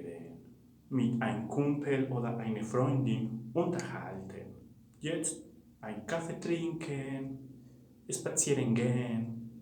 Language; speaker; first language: German; non-native, fluent; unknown